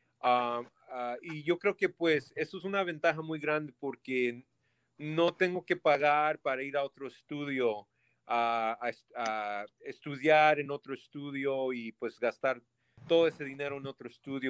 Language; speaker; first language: Spanish; early bilingual, heritage; Spanish